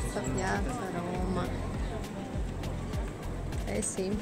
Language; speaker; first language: Italian; non-native, learner; Russian